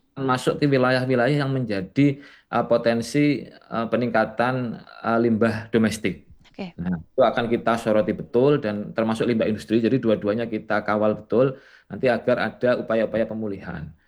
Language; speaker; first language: Indonesian; native; Indonesian